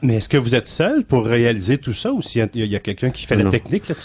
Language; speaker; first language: French; native; French